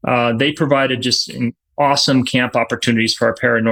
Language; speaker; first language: English; native; English